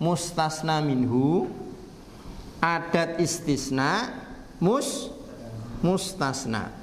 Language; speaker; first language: Arabic; non-native, fluent; Indonesian